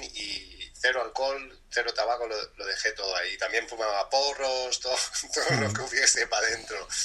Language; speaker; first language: Spanish; early bilingual, other home language; English